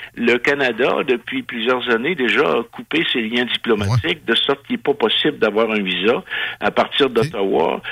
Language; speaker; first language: French; native; French